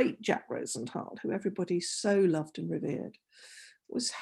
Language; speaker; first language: English; native; English